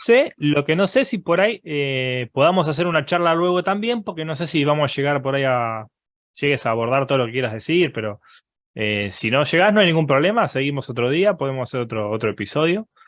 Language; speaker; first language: Spanish; native; Spanish